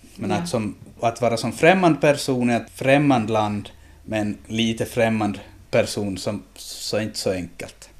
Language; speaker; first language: Swedish; native; Swedish